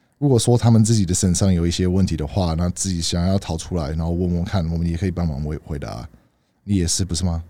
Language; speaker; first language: Chinese; early bilingual, heritage; Chinese